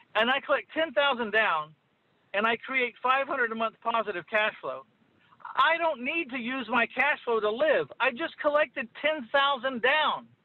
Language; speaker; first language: English; native; English